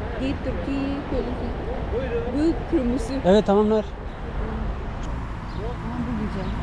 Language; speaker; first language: Turkish; non-native, learner; Lao